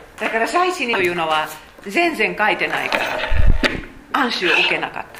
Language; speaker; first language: Japanese; non-native, fluent; Finnish